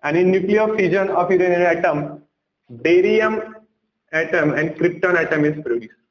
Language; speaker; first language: English; non-native, local second language; Marathi